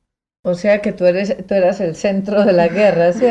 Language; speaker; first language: Spanish; native; Spanish